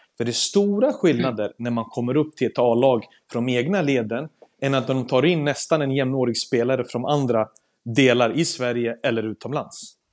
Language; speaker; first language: Swedish; early bilingual, other home language; Serbian